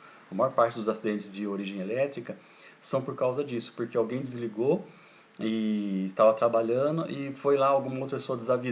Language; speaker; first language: Portuguese; native; Portuguese